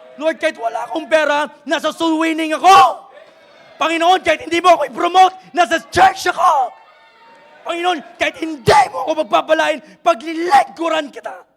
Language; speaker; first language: Filipino; native; Filipino